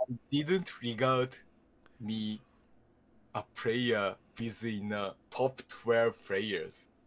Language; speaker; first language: English; non-native, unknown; Japanese